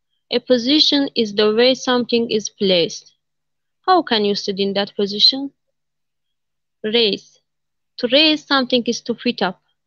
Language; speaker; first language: English; non-native, learner; Azerbaijani